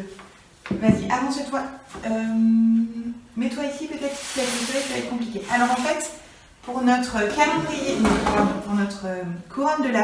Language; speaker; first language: French; native; French